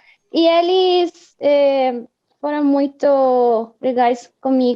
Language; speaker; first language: Portuguese; non-native, fluent; Spanish